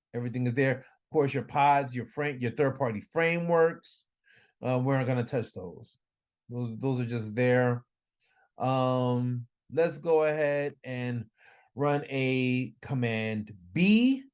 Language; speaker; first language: English; native; English